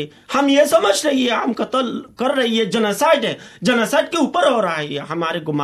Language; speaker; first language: Hindi; non-native, fluent; Rohingya